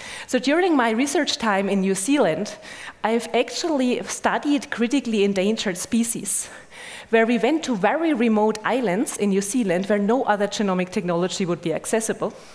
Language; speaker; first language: English; non-native, fluent; German